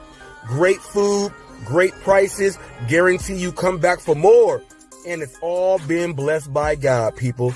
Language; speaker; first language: English; native; English